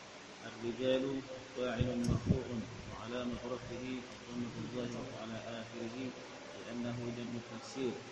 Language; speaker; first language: Arabic; non-native, learner; Indonesian